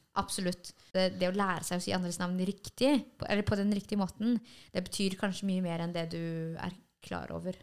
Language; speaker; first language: Norwegian; early bilingual, other home language; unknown